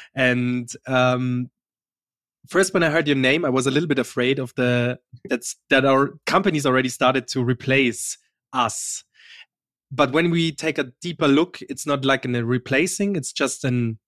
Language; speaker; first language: English; non-native, fluent; German